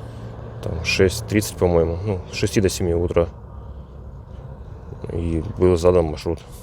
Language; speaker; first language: Russian; native; Russian